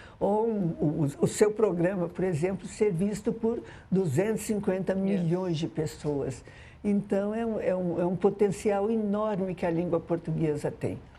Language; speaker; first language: Portuguese; early bilingual, other home language; Arabic